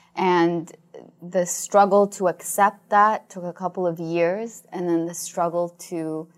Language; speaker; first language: English; non-native, fluent; Arabic